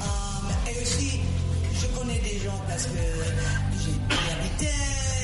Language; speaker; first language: French; non-native, fluent; English